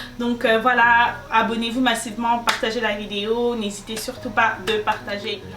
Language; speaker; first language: French; non-native, local second language; Lingala